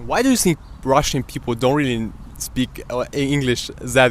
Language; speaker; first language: English; non-native, fluent; Russian